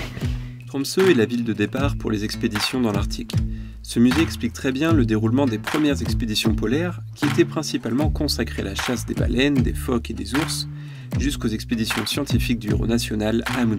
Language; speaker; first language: French; native; French